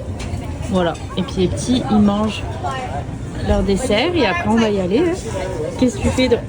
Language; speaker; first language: French; native; French